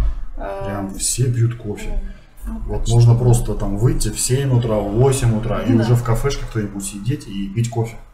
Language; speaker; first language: Russian; native; Russian